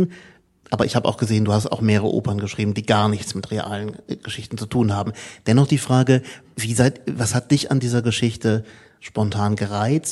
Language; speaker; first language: German; native; German